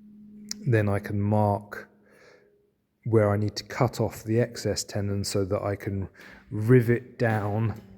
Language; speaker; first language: English; native; English